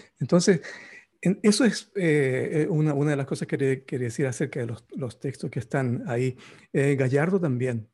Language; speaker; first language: Spanish; native; Spanish